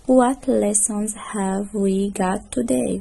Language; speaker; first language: English; non-native, fluent; Arabic